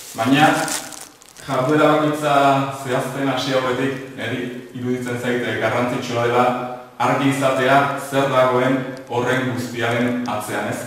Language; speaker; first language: Basque; native; Basque